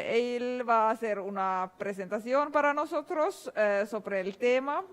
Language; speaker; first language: Spanish; non-native, fluent; Finnish